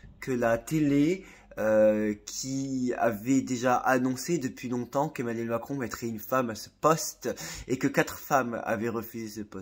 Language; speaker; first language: French; native; French